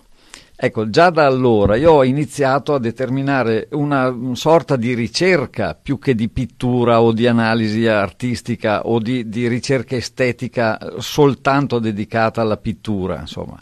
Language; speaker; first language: Italian; native; Italian